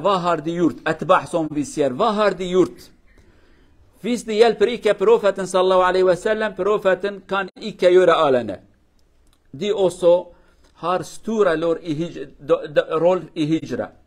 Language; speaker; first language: Norwegian; non-native, learner; Kurdish